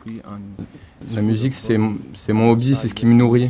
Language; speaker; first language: French; non-native, learner; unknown